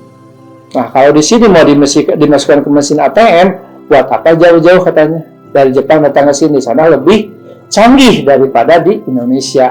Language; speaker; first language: Indonesian; non-native, local second language; Sundanese